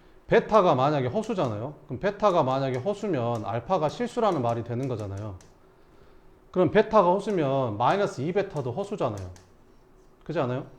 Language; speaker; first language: Korean; native; Korean